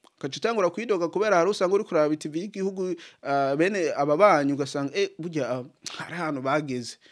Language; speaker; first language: Rundi; native; Rundi